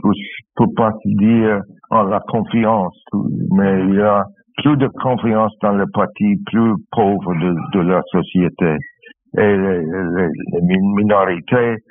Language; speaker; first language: French; non-native, learner; English